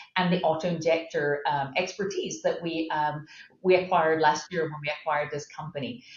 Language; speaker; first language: English; native; English